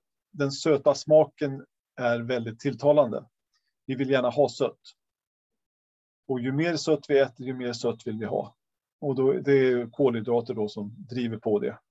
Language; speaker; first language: Swedish; native; Swedish